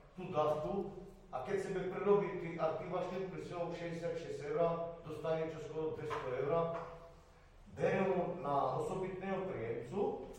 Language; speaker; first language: Slovak; non-native, local second language; Romany